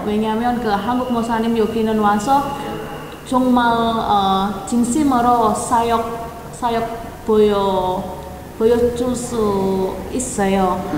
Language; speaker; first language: Korean; non-native, learner; Indonesian